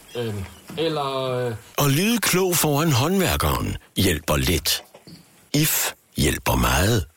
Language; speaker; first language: Danish; native; Danish